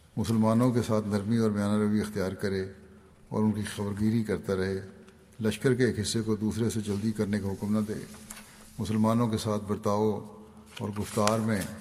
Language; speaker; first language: Urdu; native; Urdu